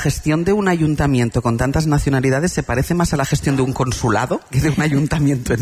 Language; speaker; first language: Spanish; native; Spanish